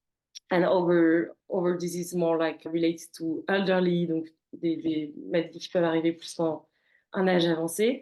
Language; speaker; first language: French; native; French